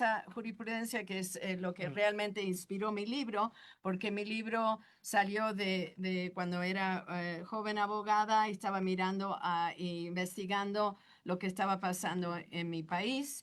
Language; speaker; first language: Spanish; non-native, fluent; English